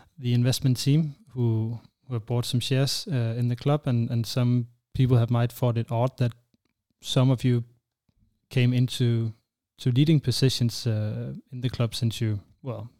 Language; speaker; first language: English; non-native, fluent; Danish